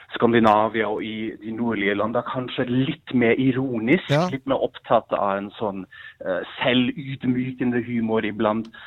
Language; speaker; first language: Norwegian; non-native, fluent; German